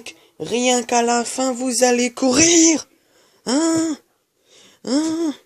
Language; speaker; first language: French; native; French